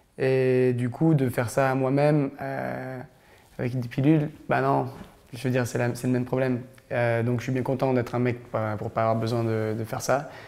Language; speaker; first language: French; native; French